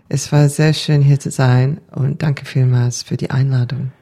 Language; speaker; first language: German; non-native, learner; English